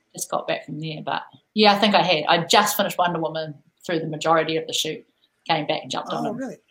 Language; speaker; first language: English; native; English